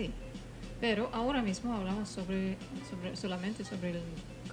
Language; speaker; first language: Spanish; non-native, fluent; Russian